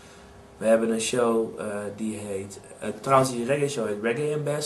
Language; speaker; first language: Dutch; native; Dutch